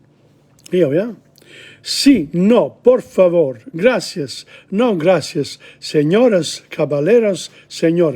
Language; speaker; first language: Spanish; non-native, learner; English